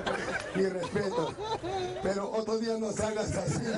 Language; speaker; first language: Spanish; native; Spanish